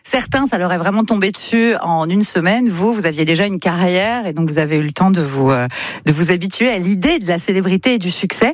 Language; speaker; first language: French; native; French